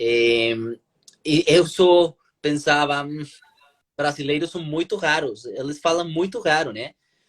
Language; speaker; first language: Portuguese; non-native, learner; Spanish